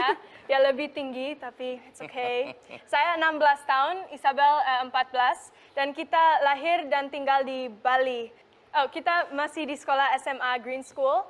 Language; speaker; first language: Indonesian; non-native, local second language; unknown